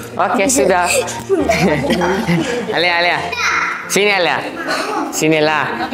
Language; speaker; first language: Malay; early bilingual, heritage; Malay